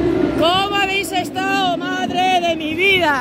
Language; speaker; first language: Spanish; native; Spanish